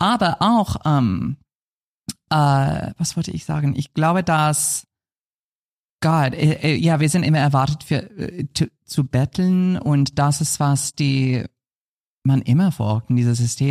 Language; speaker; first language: German; non-native, fluent; English